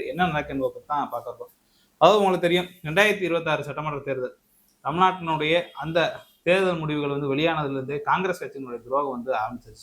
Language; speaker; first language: Tamil; native; Tamil